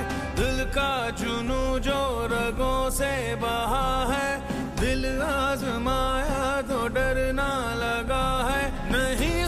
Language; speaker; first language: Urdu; non-native, learner; Malay